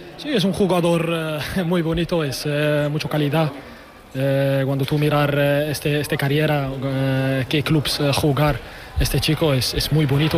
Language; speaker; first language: Spanish; non-native, learner; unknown